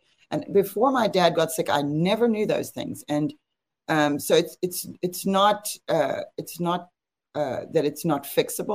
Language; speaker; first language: English; native; English